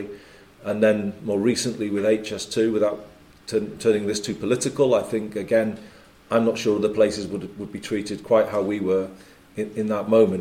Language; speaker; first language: English; native; English